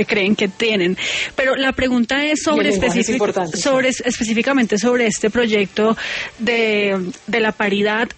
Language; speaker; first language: Spanish; native; Spanish